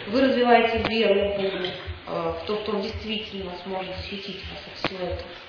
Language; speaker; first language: Russian; native; Russian